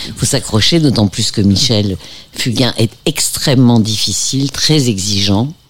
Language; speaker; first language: French; early bilingual, heritage; French